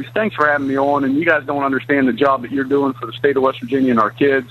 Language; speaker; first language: English; native; English